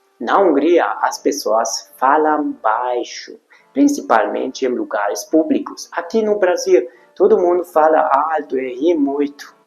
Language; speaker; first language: Portuguese; non-native, fluent; Hungarian